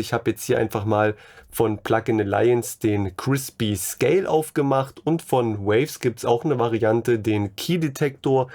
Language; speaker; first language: German; native; German